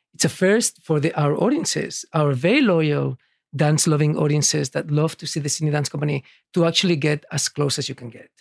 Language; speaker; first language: English; early bilingual, other home language; Catalan